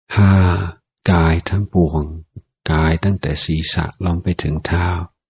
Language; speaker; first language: Thai; non-native, fluent; English